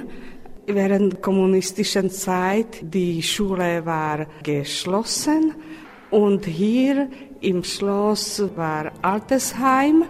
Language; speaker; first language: German; non-native, learner; Czech